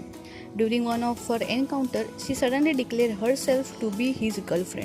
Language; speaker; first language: English; non-native, fluent; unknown